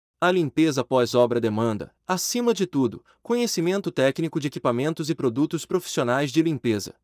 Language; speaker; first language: Portuguese; native; Portuguese